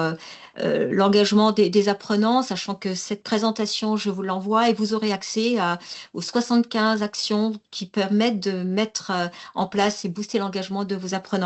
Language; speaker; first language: French; native; French